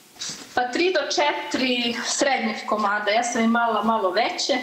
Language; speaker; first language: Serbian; early bilingual, heritage; Serbian